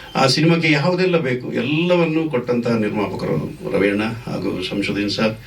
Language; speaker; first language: Kannada; non-native, local second language; Tulu